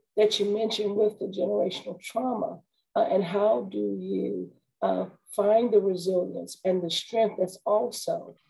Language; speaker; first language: English; native; English